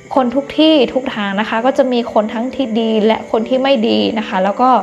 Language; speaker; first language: Thai; non-native, fluent; Burmese